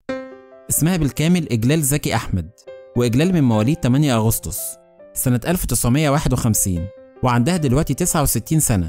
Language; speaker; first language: Arabic; native; Arabic